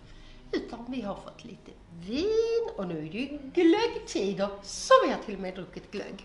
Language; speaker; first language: Swedish; native; Swedish